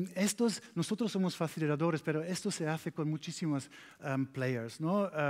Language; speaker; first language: Spanish; non-native, fluent; German